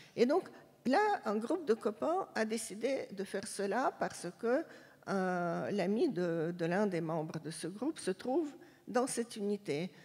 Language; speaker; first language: French; non-native, fluent; Russian